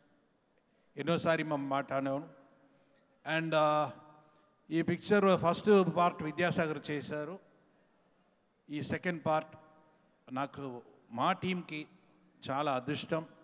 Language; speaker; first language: Telugu; non-native, learner; Tamil